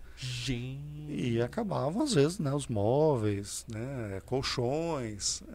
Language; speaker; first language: Portuguese; native; Portuguese